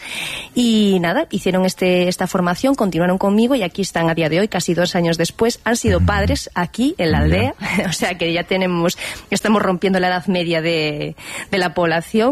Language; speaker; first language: Spanish; native; Spanish